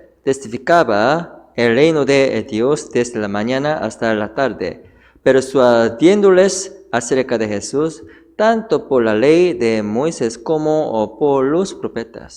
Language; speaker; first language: Spanish; non-native, fluent; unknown